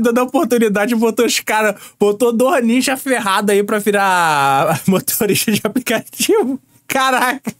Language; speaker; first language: Portuguese; native; Portuguese